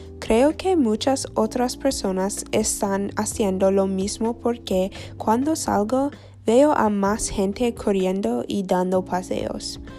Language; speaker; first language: Spanish; non-native, learner; English